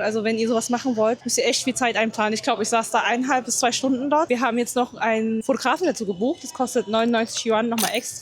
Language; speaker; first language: German; native; German